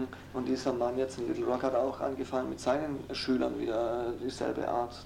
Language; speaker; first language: German; native; German